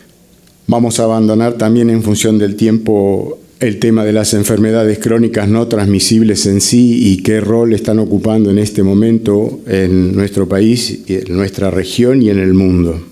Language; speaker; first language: Spanish; native; Spanish